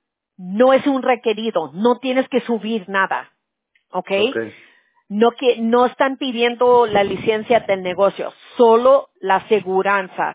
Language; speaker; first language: Spanish; early bilingual, heritage; English